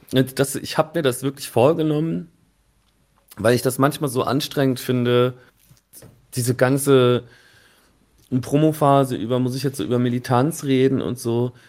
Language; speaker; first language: German; native; German